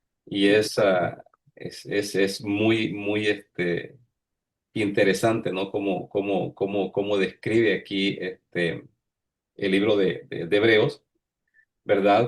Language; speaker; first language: Spanish; native; Spanish